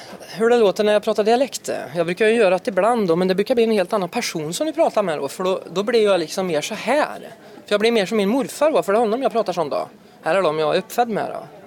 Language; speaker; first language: Swedish; native; Swedish